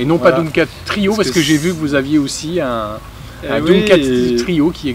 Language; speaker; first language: French; native; French